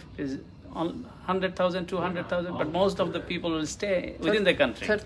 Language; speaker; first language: English; non-native, fluent; Bangla